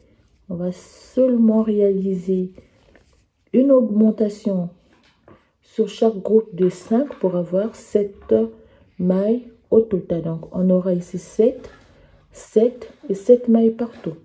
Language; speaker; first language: French; native; French